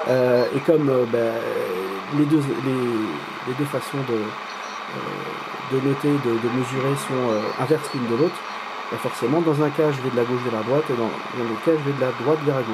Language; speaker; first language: French; native; French